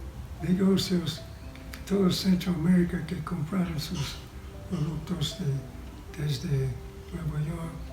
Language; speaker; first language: Spanish; non-native, fluent; English